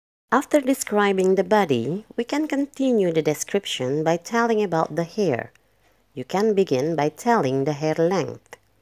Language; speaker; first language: English; non-native, fluent; Indonesian